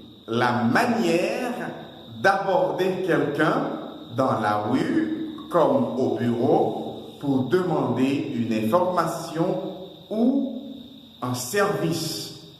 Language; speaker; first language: French; non-native, local second language; Haitian Creole